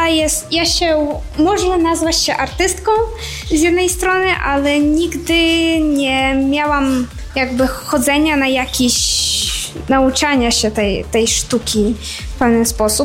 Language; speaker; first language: Polish; non-native, fluent; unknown